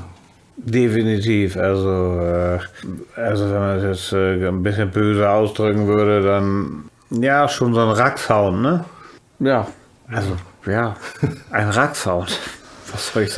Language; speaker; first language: German; native; German